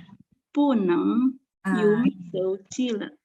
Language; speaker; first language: Chinese; non-native, learner; Indonesian